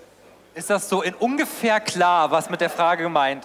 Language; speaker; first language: German; native; German